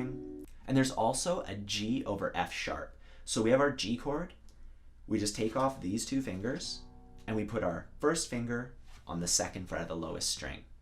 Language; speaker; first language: English; native; English